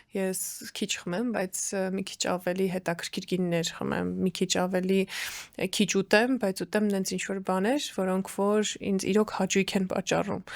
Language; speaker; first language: Armenian; early bilingual, heritage; Armenian